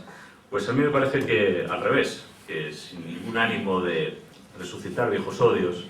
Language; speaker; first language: Spanish; native; Spanish